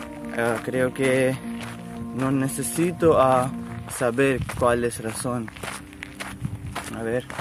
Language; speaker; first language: Spanish; non-native, learner; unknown